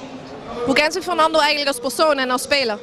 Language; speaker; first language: Dutch; native; Dutch